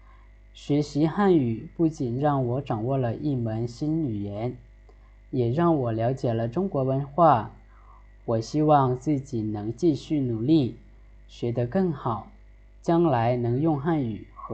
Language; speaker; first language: Chinese; non-native, fluent; Lao